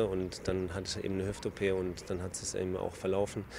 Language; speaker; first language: German; native; German